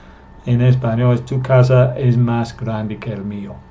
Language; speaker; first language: Spanish; non-native, fluent; English